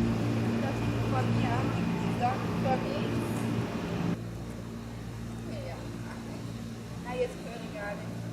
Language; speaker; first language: German; native; German